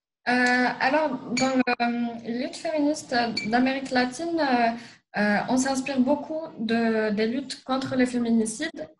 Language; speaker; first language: French; non-native, local second language; Arabic